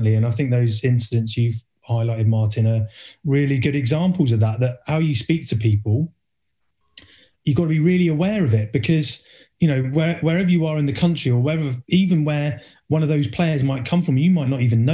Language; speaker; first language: English; native; English